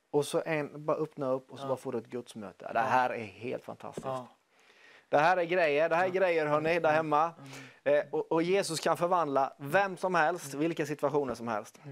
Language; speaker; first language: Swedish; native; Swedish